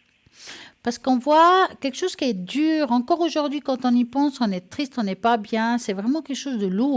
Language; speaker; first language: French; native; French